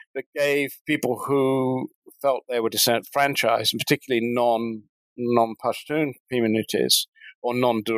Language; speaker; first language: English; native; English